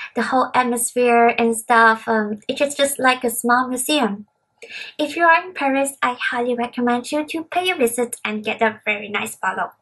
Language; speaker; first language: English; non-native, local second language; Cantonese